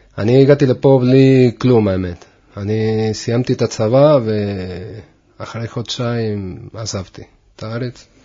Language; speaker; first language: Hebrew; non-native, fluent; Spanish